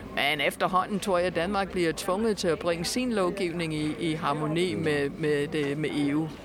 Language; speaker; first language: Danish; non-native, fluent; English